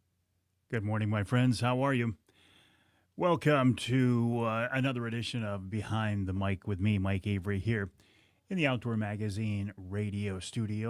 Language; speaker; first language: English; native; English